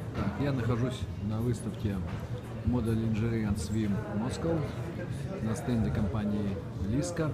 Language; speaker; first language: Russian; native; Russian